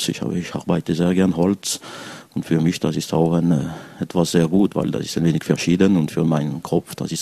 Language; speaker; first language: German; non-native, local second language; French